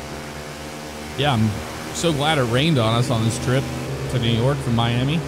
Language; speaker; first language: English; native; English